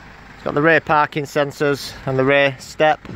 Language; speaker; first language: English; native; English